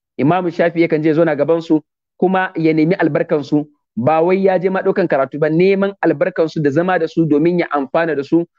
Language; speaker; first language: Hausa; native; Hausa